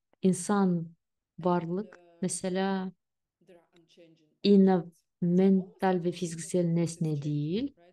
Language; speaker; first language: Turkish; non-native, fluent; Russian